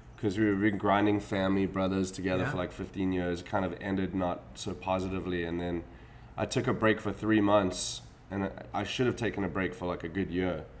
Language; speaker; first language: English; native; English